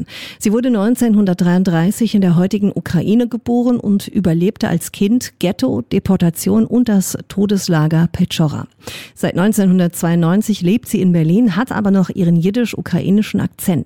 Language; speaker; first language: German; native; German